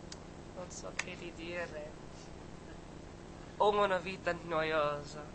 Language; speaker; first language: Italian; non-native, learner; English